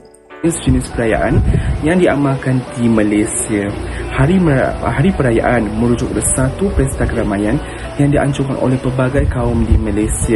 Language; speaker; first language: Malay; native; Malay